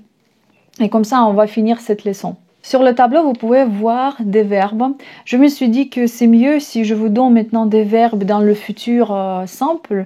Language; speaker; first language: French; non-native, fluent; Russian